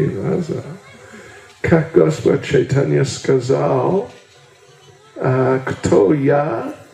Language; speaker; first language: Russian; non-native, learner; English